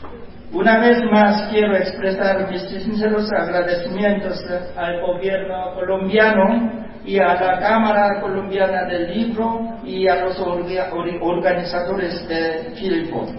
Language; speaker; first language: Spanish; non-native, fluent; Korean